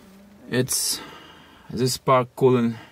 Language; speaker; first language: English; non-native, learner; Russian